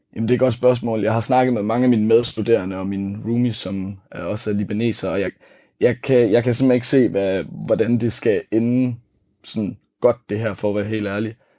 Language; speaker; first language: Danish; native; Danish